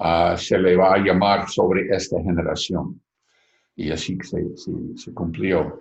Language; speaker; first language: Spanish; non-native, fluent; English